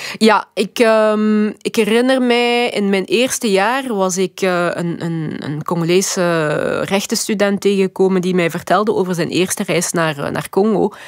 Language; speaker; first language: Dutch; early bilingual, other home language; Lingala